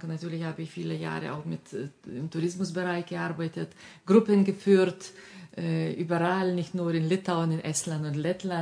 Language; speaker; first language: German; non-native, fluent; Lithuanian